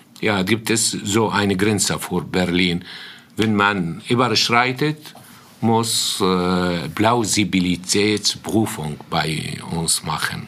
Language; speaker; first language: German; non-native, fluent; Arabic